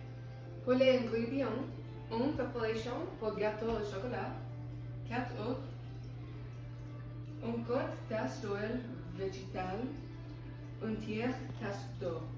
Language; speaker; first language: French; non-native, learner; English